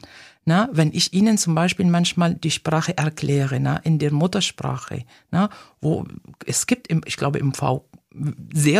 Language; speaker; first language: German; non-native, fluent; Arabic